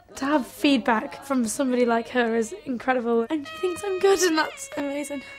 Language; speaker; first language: English; native; English